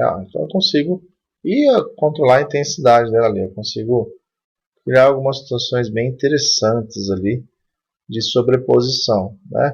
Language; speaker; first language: Portuguese; native; Portuguese